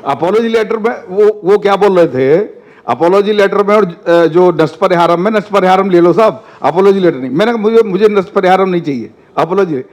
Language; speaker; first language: Hindi; non-native, local second language; Telugu